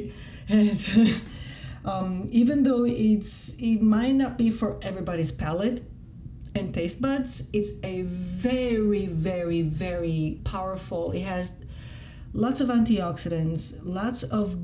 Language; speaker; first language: English; non-native, fluent; Greek